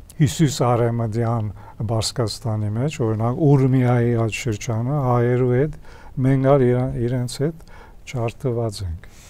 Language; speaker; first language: Armenian; early bilingual, heritage; Armenian